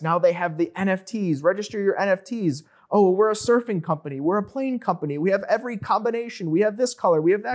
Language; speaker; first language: English; native; English